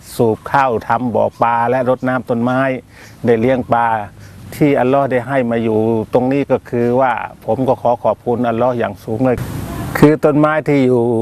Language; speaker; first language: Thai; native; Thai